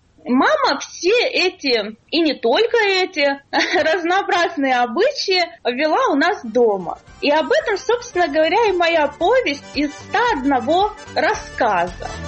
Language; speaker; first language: Russian; native; Russian